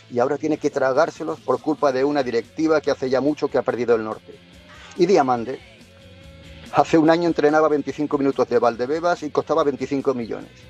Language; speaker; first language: Spanish; native; Spanish